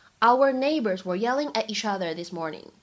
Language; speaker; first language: English; non-native, fluent; Chinese